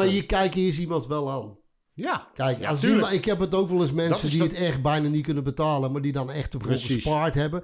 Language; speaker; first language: Dutch; native; Dutch